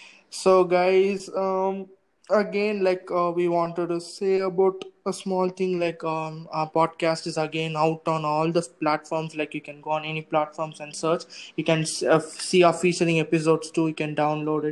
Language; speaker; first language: English; non-native, local second language; Tamil